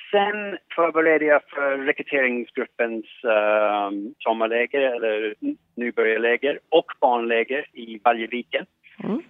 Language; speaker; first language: Swedish; non-native, fluent; English